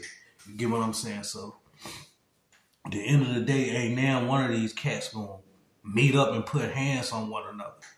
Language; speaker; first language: English; native; English